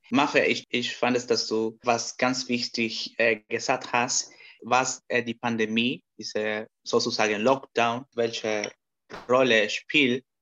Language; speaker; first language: German; non-native, learner; Spanish